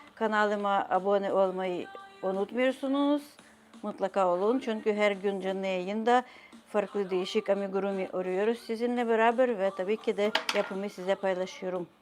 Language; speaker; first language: Turkish; non-native, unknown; Ukrainian